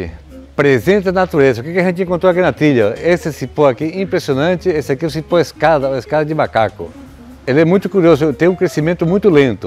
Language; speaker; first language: Portuguese; native; Portuguese